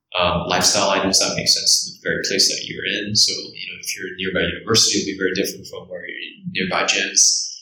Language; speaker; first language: English; early bilingual, other home language; Korean